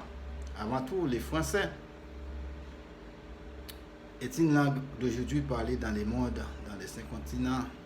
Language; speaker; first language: French; non-native, fluent; Spanish